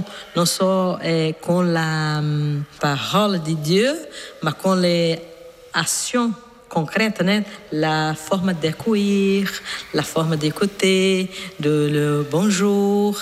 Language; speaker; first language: French; non-native, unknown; Portuguese